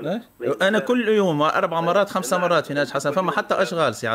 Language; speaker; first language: Arabic; native; Arabic